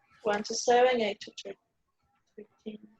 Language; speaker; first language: English; non-native, learner; Spanish